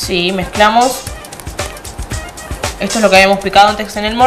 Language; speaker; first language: Spanish; native; Spanish